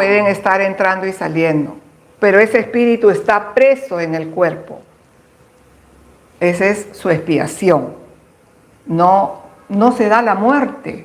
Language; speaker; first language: Spanish; native; Spanish